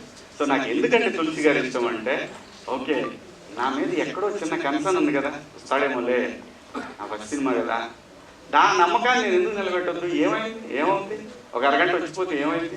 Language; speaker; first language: Telugu; native; Telugu